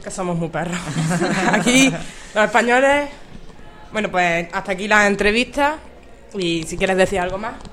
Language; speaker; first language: Spanish; native; Spanish